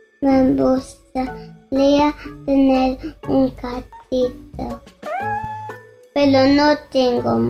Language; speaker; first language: Spanish; early bilingual, heritage; Spanish